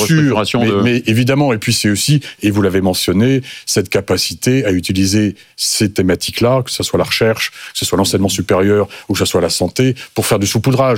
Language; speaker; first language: French; native; French